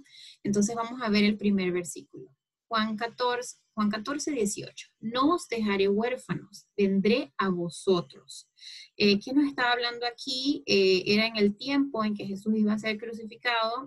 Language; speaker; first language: Spanish; native; Spanish